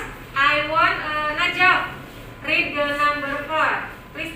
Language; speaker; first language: English; non-native, learner; Indonesian